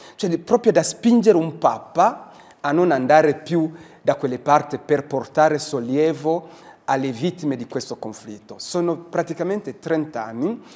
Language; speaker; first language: Italian; non-native, fluent; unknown